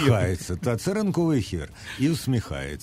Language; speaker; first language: Ukrainian; native; Ukrainian